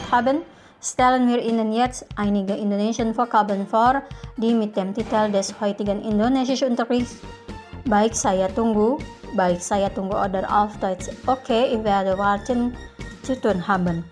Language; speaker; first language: German; non-native, fluent; Indonesian